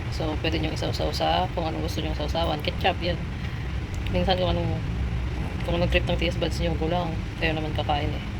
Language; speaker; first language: Filipino; non-native, local second language; Bikol